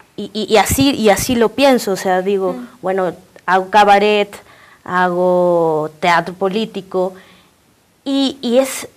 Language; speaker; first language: Spanish; native; Spanish